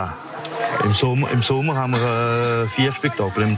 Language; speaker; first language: German; non-native, local second language; French